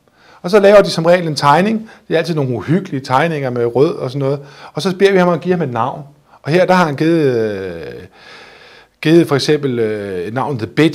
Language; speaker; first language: Danish; native; Danish